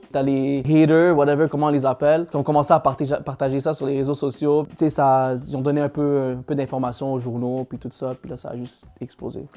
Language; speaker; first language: French; native; French